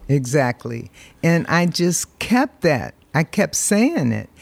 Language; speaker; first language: English; native; English